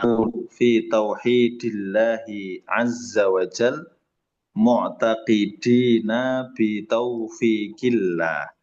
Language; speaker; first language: Arabic; non-native, fluent; Indonesian